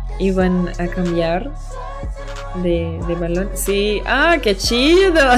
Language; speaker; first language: Spanish; non-native, fluent; Portuguese